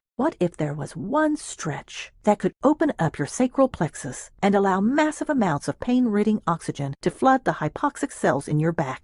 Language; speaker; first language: English; native; English